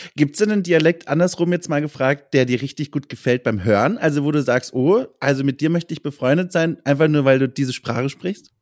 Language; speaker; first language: German; native; German